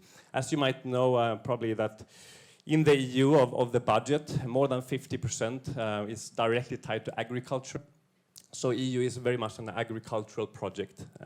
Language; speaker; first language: English; non-native, fluent; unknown